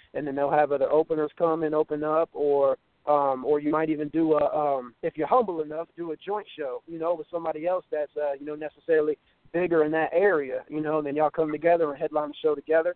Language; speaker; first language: English; native; English